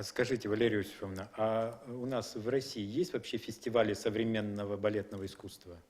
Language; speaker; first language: Russian; native; Russian